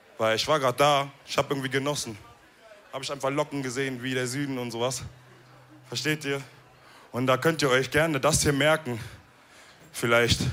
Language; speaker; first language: German; early bilingual, other home language; Wolof